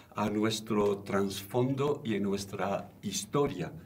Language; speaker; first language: Spanish; non-native, fluent; French